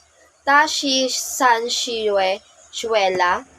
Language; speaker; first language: Chinese; non-native, learner; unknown